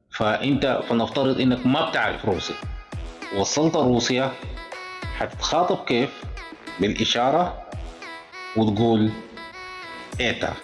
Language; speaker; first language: Arabic; native; Arabic